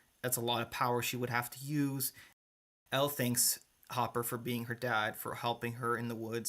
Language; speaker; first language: English; native; English